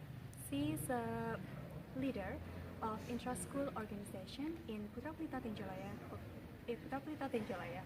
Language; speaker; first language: English; non-native, learner; Indonesian